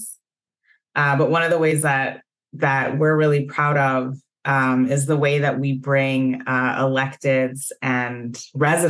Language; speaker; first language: English; native; English